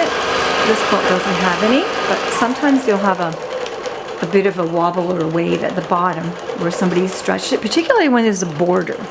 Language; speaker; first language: English; native; English